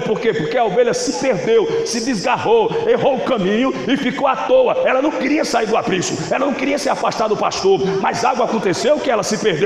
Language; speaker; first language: Portuguese; native; Portuguese